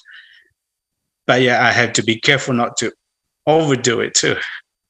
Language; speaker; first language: English; non-native, fluent; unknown